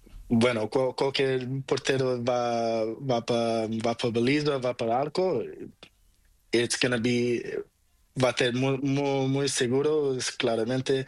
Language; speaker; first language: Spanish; non-native, learner; Portuguese